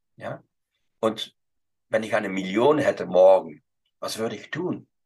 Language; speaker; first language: German; non-native, fluent; French